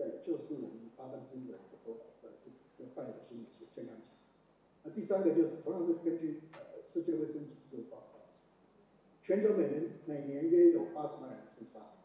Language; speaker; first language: Chinese; native; Chinese